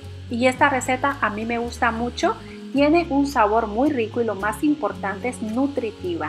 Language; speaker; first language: Spanish; native; Spanish